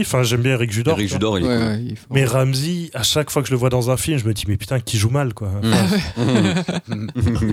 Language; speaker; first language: French; native; French